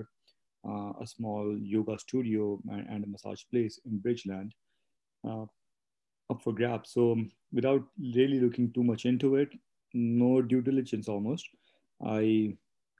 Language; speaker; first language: English; non-native, local second language; Hindi